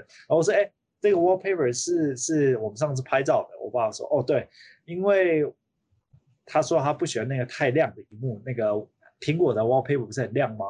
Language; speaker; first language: Chinese; early bilingual, heritage; Chinese